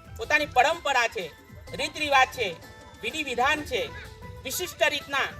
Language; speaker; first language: Gujarati; non-native, local second language; Vasavi